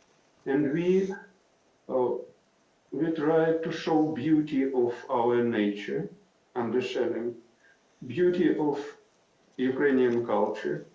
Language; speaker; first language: English; non-native, fluent; Ukrainian